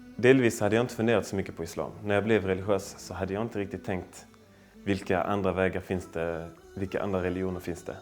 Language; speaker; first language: Swedish; native; Swedish